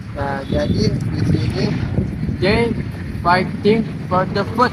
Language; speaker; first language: English; non-native, learner; Indonesian